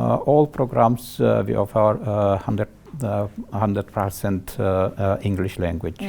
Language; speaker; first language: English; non-native, learner; Georgian